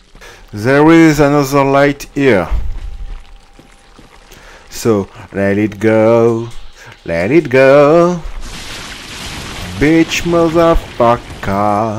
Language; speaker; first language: English; non-native, learner; French